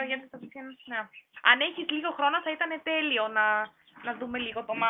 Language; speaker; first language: Greek; non-native, learner; German